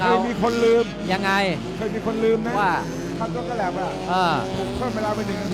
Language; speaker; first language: Thai; native; Thai